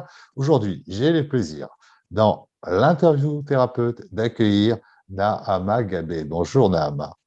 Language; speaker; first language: French; native; French